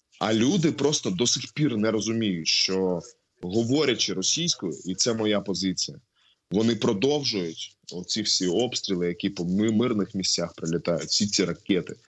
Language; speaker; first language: Ukrainian; non-native, local second language; Russian